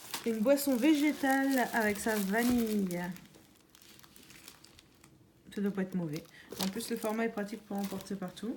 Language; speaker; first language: French; native; French